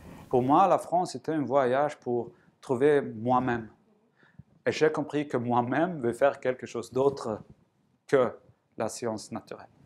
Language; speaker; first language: French; non-native, learner; Swedish